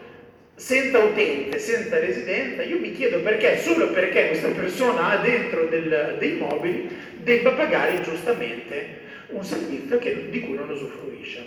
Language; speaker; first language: Italian; native; Italian